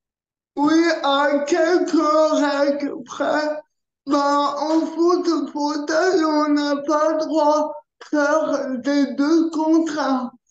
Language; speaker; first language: French; early bilingual, other home language; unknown